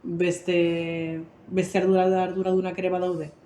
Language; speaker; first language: Basque; early bilingual, other home language; Spanish